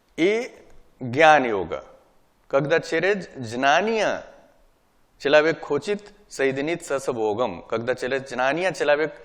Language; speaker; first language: Russian; non-native, learner; Hindi